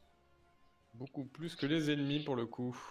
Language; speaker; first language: French; native; French